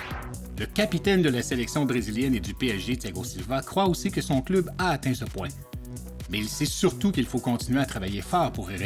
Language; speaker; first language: French; native; French